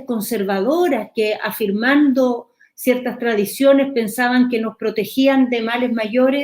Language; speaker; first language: Spanish; native; Spanish